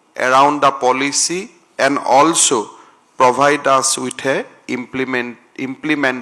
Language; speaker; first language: English; non-native, local second language; Assamese